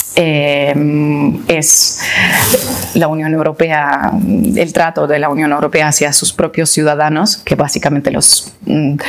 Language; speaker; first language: Spanish; non-native, fluent; Russian